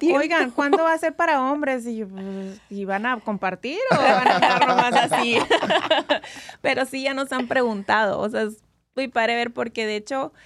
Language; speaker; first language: Spanish; native; Spanish